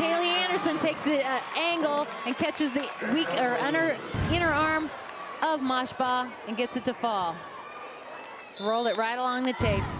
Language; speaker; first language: English; native; English